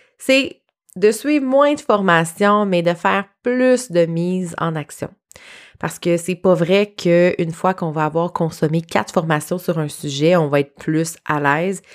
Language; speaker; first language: French; native; French